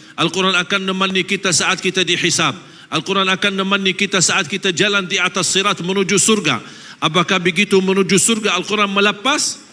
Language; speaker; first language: Malay; non-native, fluent; Arabic